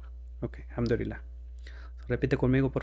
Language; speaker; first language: Spanish; early bilingual, heritage; Spanish